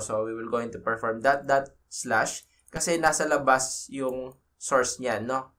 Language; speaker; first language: English; non-native, local second language; Filipino